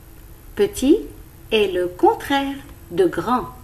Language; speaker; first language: French; non-native, local second language; Arabic